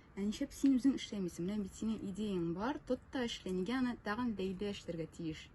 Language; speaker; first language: Tatar; non-native, local second language; Russian